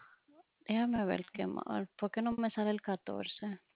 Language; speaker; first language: Spanish; early bilingual, heritage; Spanish